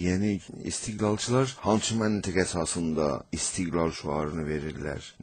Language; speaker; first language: Azerbaijani; native; Azerbaijani